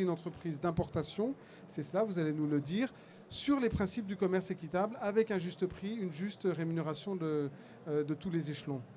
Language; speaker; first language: French; native; French